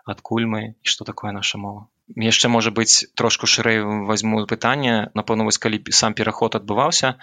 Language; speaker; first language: Belarusian; non-native, local second language; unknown